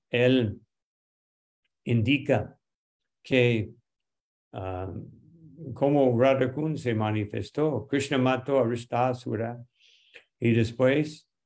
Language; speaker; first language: Spanish; non-native, fluent; English